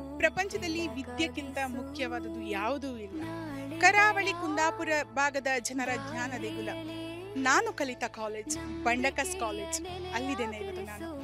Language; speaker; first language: Kannada; native; Kannada